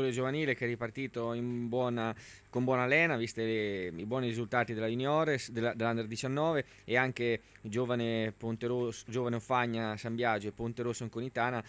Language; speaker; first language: Italian; native; Italian